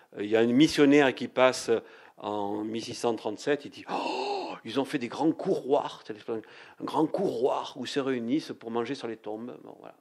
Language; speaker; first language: French; native; French